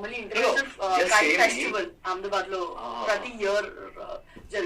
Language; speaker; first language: Telugu; non-native, learner; Gujarati